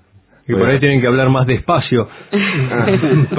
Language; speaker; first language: Spanish; native; Spanish